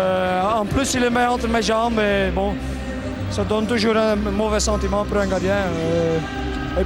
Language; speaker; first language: French; non-native, local second language; Dutch